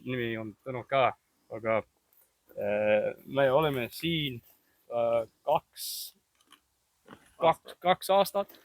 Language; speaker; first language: Estonian; non-native, learner; English